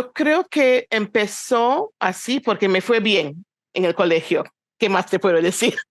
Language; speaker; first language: Spanish; non-native, fluent; English